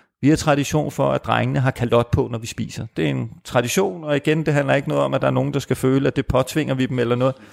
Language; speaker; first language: Danish; native; Danish